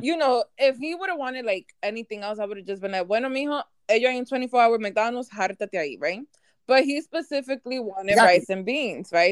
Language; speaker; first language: English; early bilingual, other home language; Spanish